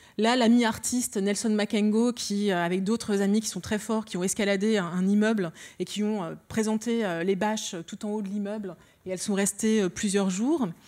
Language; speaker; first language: French; early bilingual, other home language; Lingala